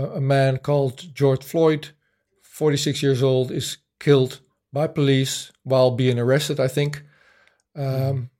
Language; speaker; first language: English; non-native, fluent; Dutch